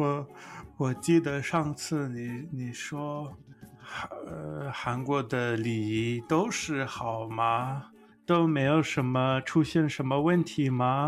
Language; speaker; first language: Chinese; non-native, learner; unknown